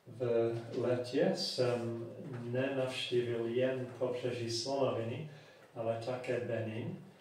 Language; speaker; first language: Czech; non-native, fluent; English